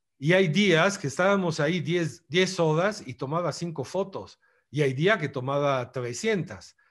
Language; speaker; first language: Spanish; non-native, fluent; Italian